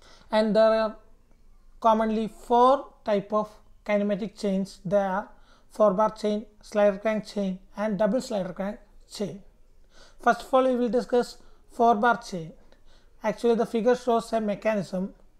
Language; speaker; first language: English; non-native, local second language; Malayalam